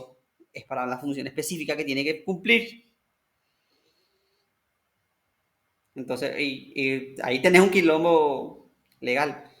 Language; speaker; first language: Spanish; native; Spanish